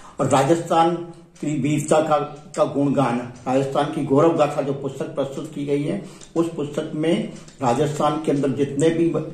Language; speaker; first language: Hindi; native; Hindi